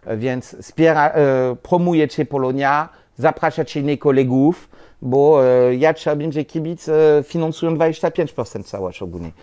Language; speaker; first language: Polish; non-native, learner; French